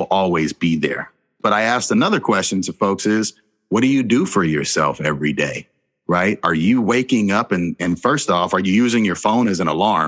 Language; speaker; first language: English; native; English